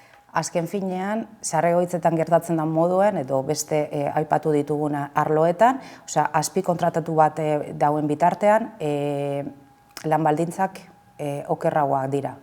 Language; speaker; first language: Basque; native; Basque